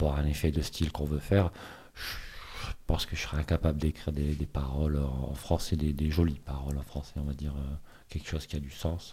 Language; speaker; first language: French; native; French